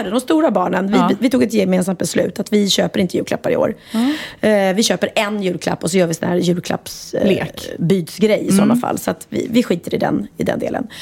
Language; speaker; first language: Swedish; native; Swedish